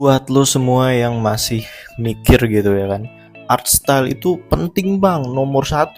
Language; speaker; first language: Indonesian; native; Indonesian